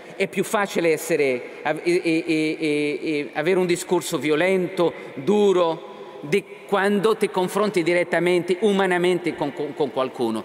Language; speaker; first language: Italian; non-native, fluent; Portuguese